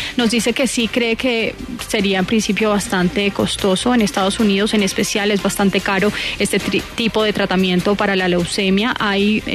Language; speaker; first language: Spanish; native; Spanish